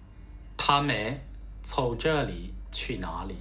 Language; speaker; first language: Chinese; non-native, fluent; Burmese